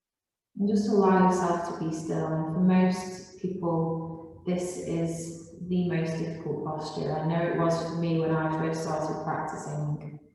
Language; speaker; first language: English; native; English